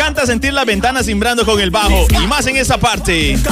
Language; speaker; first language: Spanish; native; Spanish